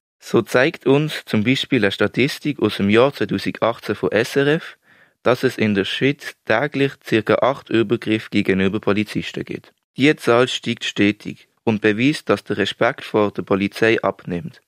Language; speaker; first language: German; native; German